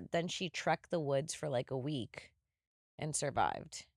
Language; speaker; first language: English; native; English